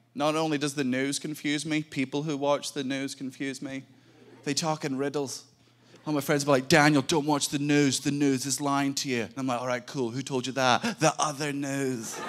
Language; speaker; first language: English; native; English